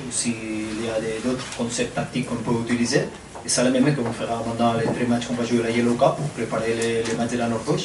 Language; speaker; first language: French; non-native, fluent; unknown